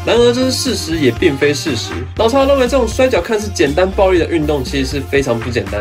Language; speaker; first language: Chinese; native; Chinese